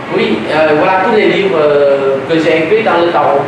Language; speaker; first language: French; non-native, learner; Vietnamese